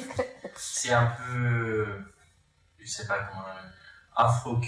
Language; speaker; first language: French; non-native, fluent; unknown